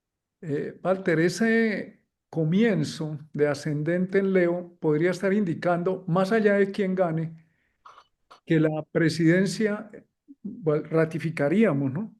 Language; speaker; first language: Spanish; native; Spanish